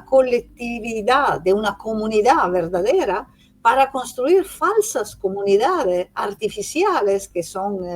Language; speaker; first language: Spanish; non-native, fluent; Italian